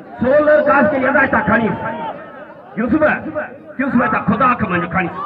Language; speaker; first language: Urdu; non-native, local second language; Sindhi